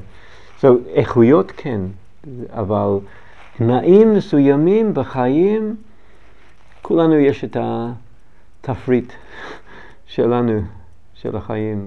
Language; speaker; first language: Hebrew; non-native, learner; English